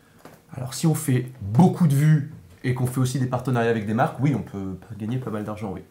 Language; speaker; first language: French; native; French